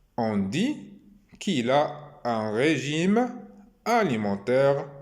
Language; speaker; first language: French; non-native, local second language; Arabic